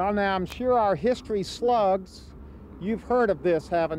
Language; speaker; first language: English; native; English